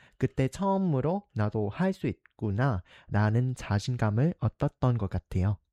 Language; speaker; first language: Korean; non-native, fluent; Vietnamese